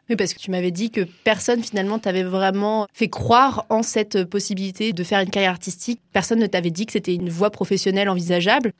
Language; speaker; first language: French; native; French